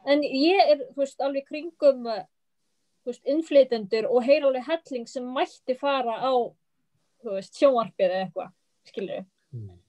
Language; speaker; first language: Icelandic; early bilingual, other home language; Arabic